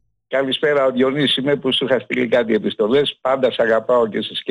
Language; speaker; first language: Greek; native; Greek